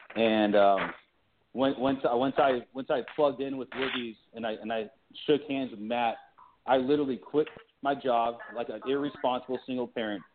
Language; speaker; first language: English; native; English